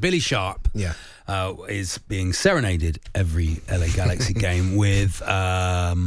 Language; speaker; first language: English; native; English